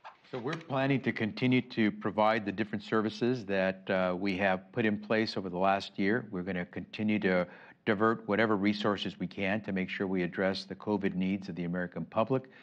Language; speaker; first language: English; early bilingual, other home language; Spanish